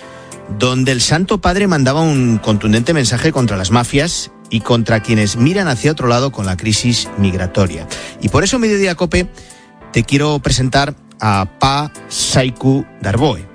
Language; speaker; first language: Spanish; native; Spanish